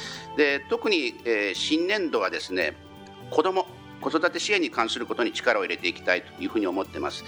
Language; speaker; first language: Japanese; native; Japanese